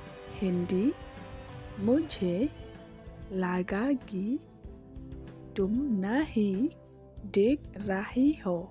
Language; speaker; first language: Hindi; non-native, local second language; Khasi